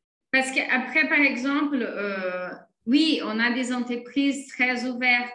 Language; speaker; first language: French; non-native, fluent; Portuguese